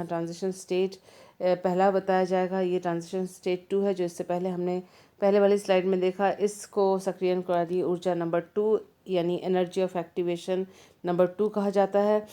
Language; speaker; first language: Hindi; native; Hindi